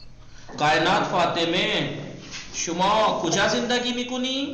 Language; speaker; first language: Persian; non-native, fluent; Urdu